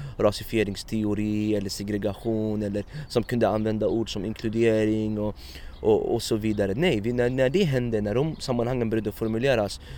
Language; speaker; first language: Swedish; early bilingual, other home language; Arabic